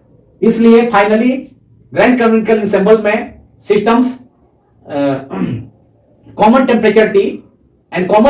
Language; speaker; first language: Hindi; native; Hindi